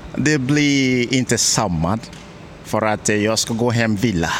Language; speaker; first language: Swedish; non-native, learner; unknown